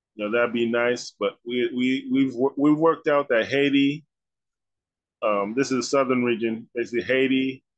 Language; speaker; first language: English; native; English